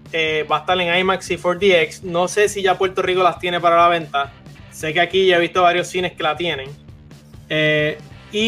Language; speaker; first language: Spanish; native; Spanish